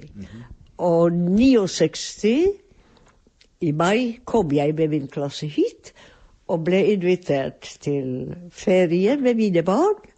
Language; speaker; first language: Norwegian; non-native, fluent; Czech